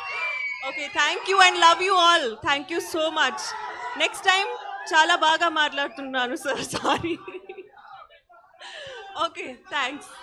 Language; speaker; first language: Telugu; non-native, learner; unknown